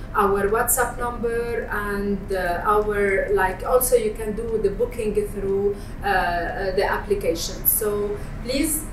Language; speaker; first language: English; non-native, fluent; Arabic